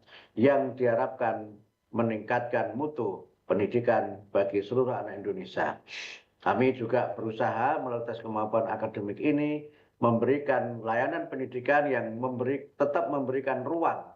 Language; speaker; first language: Indonesian; native; Indonesian